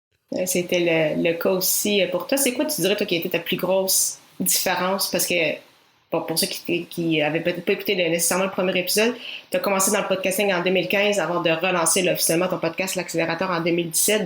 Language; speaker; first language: French; native; French